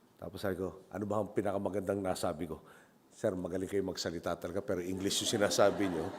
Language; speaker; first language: Filipino; native; Filipino